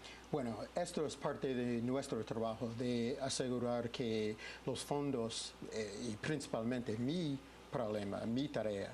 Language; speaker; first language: Spanish; non-native, fluent; English